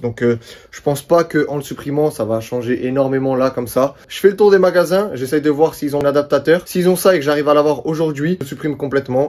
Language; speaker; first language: French; native; French